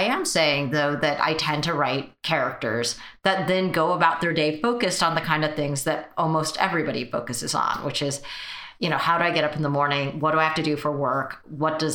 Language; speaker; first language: English; early bilingual, other home language; Chinese